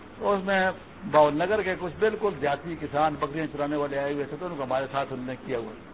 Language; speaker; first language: Urdu; non-native, local second language; Pashto